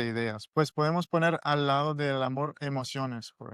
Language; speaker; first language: Spanish; non-native, learner; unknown